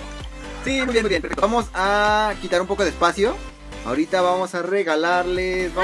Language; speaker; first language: Spanish; native; Spanish